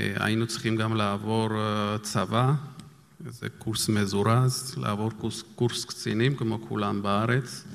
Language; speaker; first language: Hebrew; non-native, fluent; Georgian